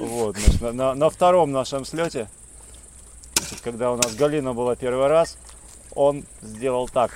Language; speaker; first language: Russian; native; Russian